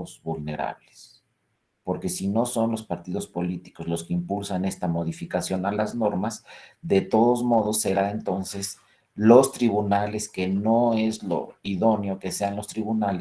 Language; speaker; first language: Spanish; native; Spanish